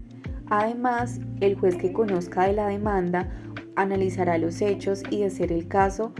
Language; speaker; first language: Spanish; native; Spanish